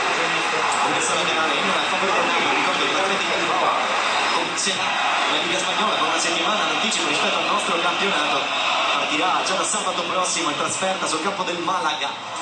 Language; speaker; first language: Italian; native; Italian